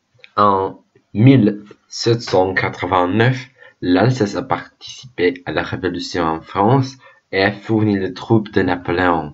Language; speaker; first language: French; non-native, learner; Czech